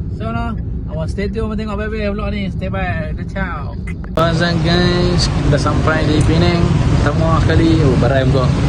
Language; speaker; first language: Malay; native; Malay